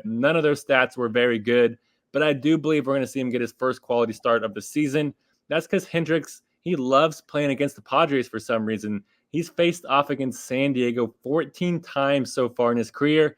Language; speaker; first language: English; native; English